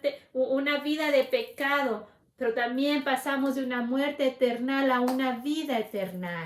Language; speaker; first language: Spanish; native; Spanish